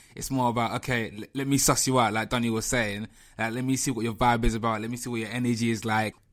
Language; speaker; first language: English; native; English